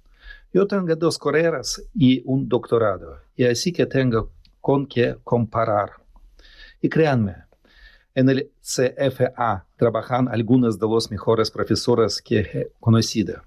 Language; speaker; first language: Spanish; non-native, learner; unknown